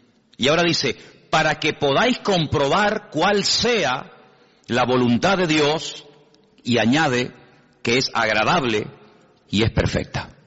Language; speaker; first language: Spanish; native; Spanish